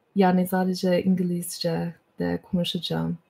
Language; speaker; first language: Turkish; non-native, learner; English